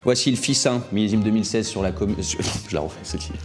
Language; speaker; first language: French; native; French